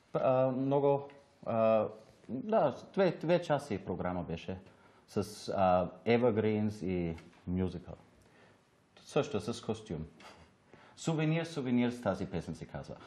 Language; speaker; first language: Bulgarian; non-native, learner; German